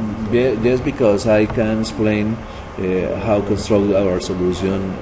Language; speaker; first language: English; non-native, learner; Spanish